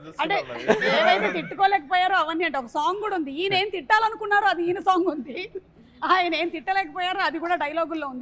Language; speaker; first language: Telugu; native; Telugu